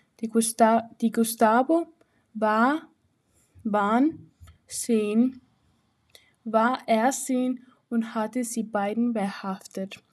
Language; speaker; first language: German; non-native, learner; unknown